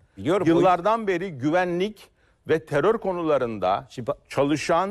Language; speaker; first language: Turkish; native; Turkish